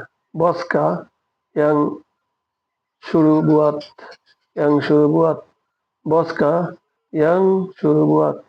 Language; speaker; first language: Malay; non-native, fluent; Bangla